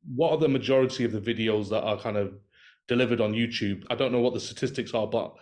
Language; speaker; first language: English; native; English